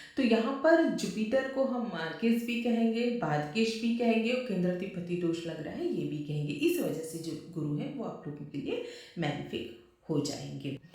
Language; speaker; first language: Hindi; native; Hindi